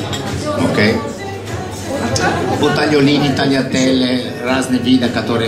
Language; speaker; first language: Russian; non-native, learner; Italian